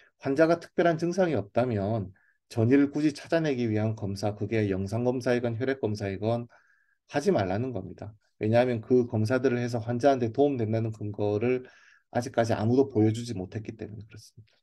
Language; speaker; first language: Korean; native; Korean